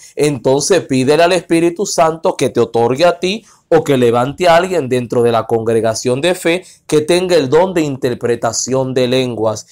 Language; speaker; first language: Spanish; non-native, fluent; Haitian Creole